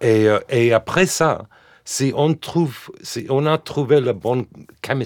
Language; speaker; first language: French; non-native, fluent; English